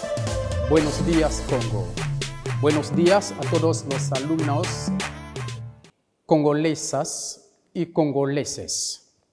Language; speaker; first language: Spanish; non-native, local second language; French